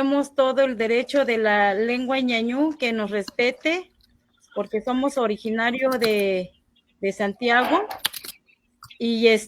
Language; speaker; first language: Spanish; non-native, local second language; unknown